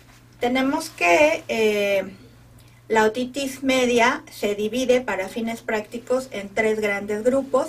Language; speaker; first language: Spanish; native; Spanish